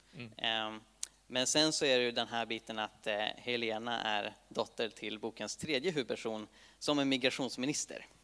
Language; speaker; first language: Swedish; native; Swedish